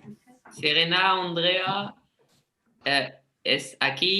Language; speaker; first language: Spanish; non-native, learner; French